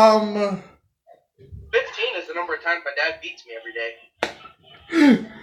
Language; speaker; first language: English; native; English